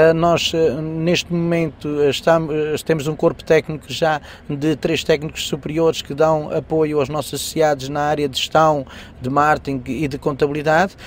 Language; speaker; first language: Portuguese; native; Portuguese